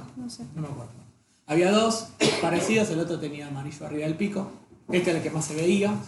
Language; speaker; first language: Spanish; native; Spanish